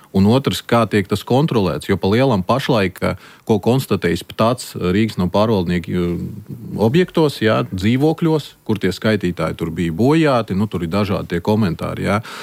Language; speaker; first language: Latvian; non-native, local second language; Russian